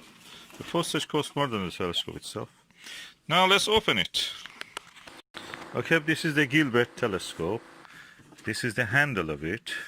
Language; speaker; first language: English; non-native, fluent; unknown